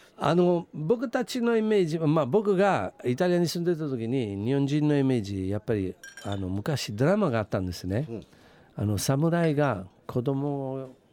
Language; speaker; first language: Japanese; non-native, fluent; Italian